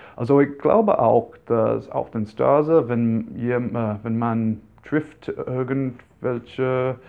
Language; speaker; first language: German; non-native, fluent; English